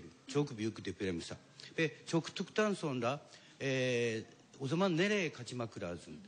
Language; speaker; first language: Turkish; non-native, learner; Japanese